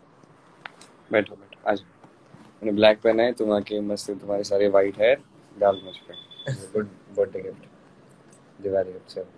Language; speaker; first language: Hindi; non-native, local second language; Marathi